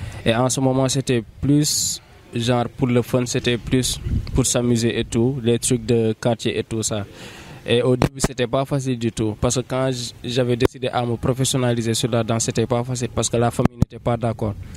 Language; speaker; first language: French; non-native, local second language; Wolof